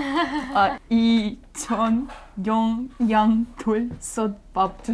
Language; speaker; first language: Korean; non-native, learner; Russian